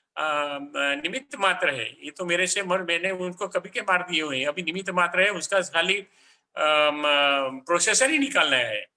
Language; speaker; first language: Hindi; non-native, local second language; Gujarati